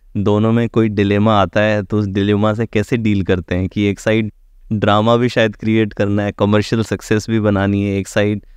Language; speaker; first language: Hindi; native; Hindi